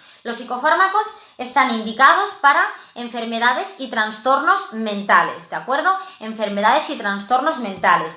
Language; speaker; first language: Spanish; native; Spanish